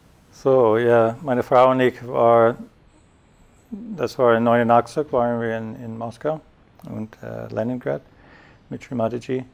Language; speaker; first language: German; non-native, fluent; English